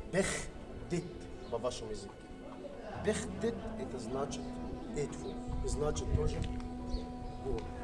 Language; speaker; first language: Russian; non-native, learner; Arabic